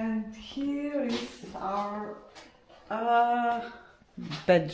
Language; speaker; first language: English; non-native, learner; Russian